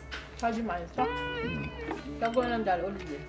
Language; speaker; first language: Korean; non-native, learner; Filipino